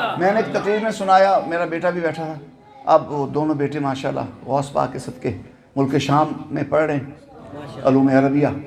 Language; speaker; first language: Urdu; non-native, local second language; Punjabi